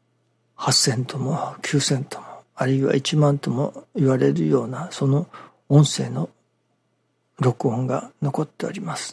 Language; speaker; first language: Japanese; native; Japanese